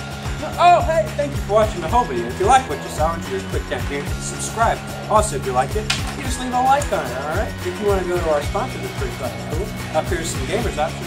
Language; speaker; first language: English; native; English